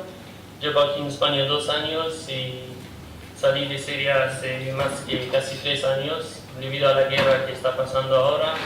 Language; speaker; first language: Spanish; non-native, fluent; Kurdish